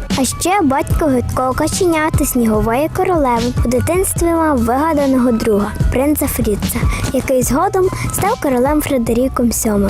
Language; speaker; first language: Ukrainian; native; Ukrainian